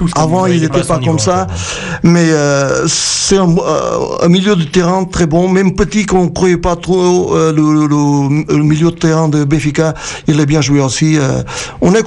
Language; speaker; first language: French; non-native, fluent; Portuguese